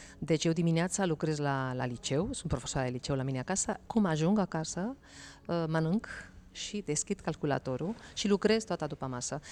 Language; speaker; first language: Romanian; non-native, fluent; Spanish